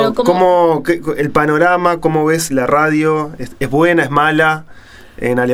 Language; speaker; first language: Spanish; native; Spanish